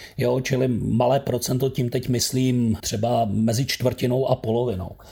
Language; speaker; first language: Czech; native; Czech